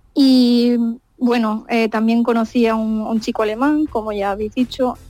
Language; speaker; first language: Spanish; native; Spanish